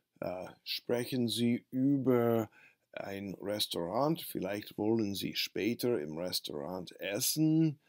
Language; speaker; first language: German; non-native, fluent; English